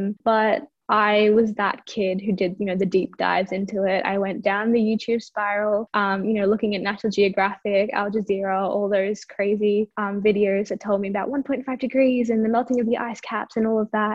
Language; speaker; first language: English; early bilingual, other home language; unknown